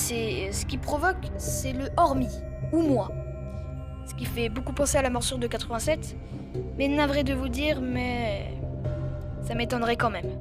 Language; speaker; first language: French; native; French